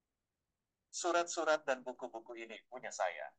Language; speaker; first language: Indonesian; non-native, learner; Vietnamese